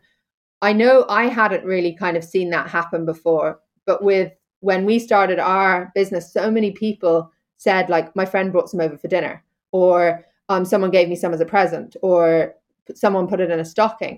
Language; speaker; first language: English; native; English